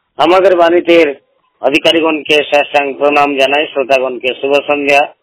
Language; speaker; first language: Bangla; non-native, local second language; Hindi